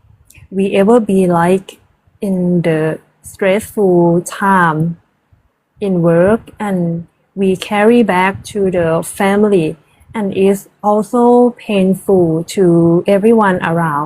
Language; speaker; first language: English; non-native, learner; Thai